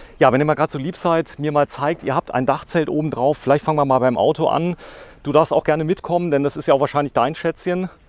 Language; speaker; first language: German; native; German